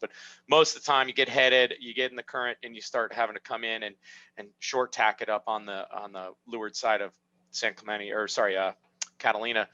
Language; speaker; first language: English; native; English